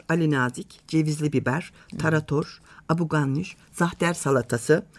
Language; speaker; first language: Turkish; native; Turkish